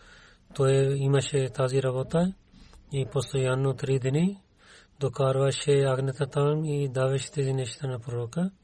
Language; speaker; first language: Bulgarian; non-native, learner; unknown